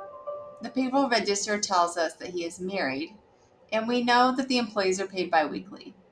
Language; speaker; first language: English; native; English